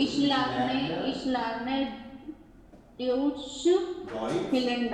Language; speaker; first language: German; non-native, learner; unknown